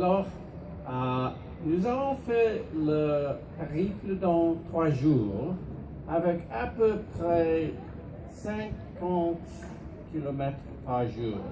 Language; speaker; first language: French; non-native, learner; English